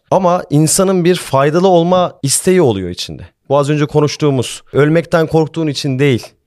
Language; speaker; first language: Turkish; early bilingual, heritage; Turkish